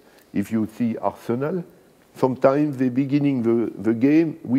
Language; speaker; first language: English; non-native, learner; French